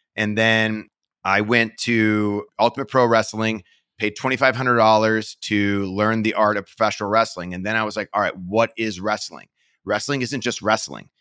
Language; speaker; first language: English; native; English